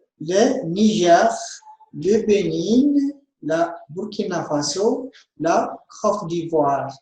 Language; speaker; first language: French; non-native, fluent; Amharic